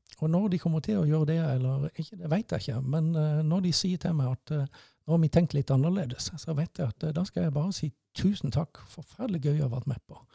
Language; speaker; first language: Norwegian; native; Norwegian